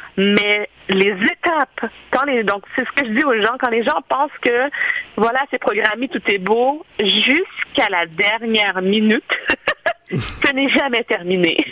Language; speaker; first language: French; early bilingual, other home language; Haitian Creole